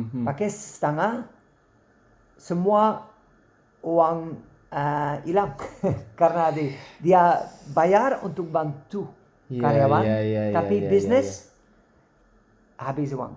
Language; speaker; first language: Indonesian; non-native, learner; Dutch